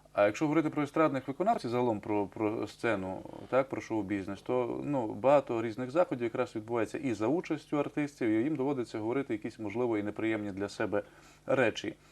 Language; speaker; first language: Ukrainian; native; Ukrainian